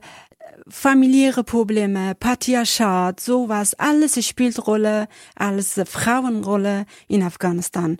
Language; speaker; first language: German; non-native, learner; Persian